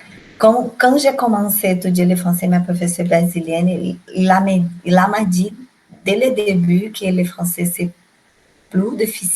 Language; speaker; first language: French; non-native, learner; Portuguese